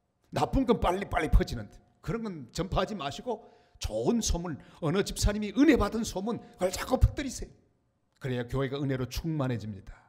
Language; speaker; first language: Korean; native; Korean